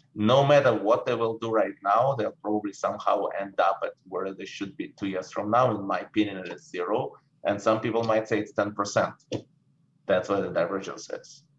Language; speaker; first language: English; non-native, fluent; Russian